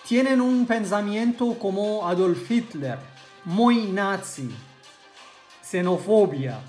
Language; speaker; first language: Spanish; non-native, learner; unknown